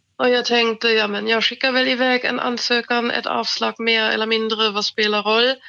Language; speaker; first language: Swedish; non-native, fluent; German